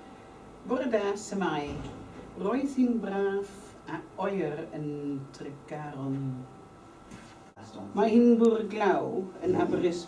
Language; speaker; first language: Welsh; non-native, learner; English